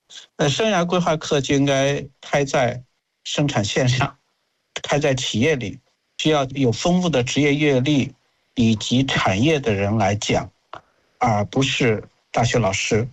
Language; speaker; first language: Chinese; native; Chinese